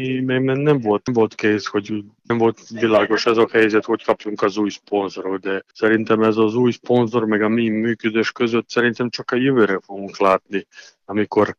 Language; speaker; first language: Hungarian; non-native, learner; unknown